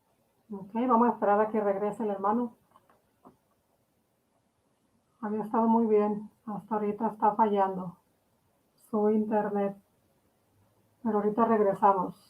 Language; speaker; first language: Spanish; native; Spanish